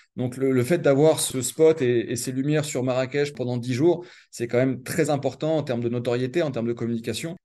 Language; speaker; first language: French; native; French